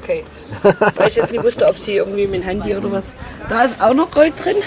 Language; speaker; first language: German; native; German